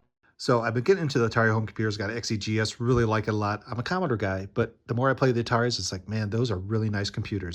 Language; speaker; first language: English; native; English